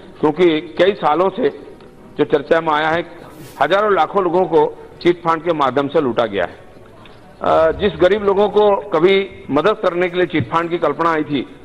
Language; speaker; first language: Hindi; non-native, local second language; Bangla